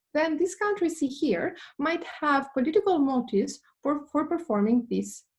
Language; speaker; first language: English; non-native, fluent; Albanian